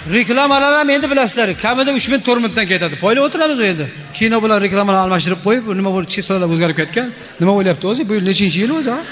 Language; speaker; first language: Uzbek; native; Uzbek